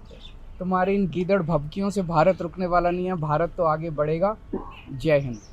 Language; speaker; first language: Hindi; native; Hindi